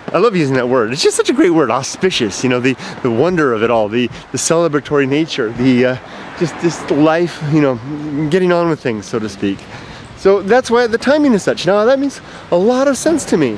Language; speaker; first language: English; native; English